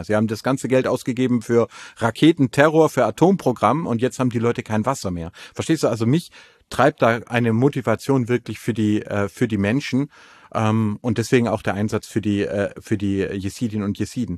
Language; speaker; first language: German; native; German